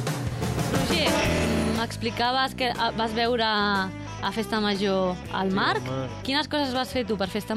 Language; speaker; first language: Catalan; native; Catalan